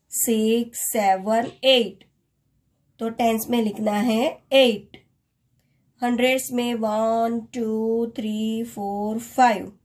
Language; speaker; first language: Hindi; non-native, local second language; Gujarati